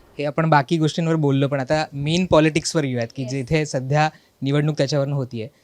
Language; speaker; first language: Marathi; native; Marathi